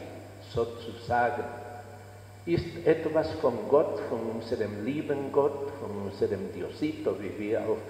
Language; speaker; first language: German; non-native, fluent; Spanish